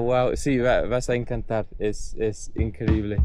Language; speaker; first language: Spanish; non-native, learner; English